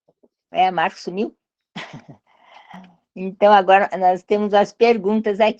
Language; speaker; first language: Portuguese; native; Portuguese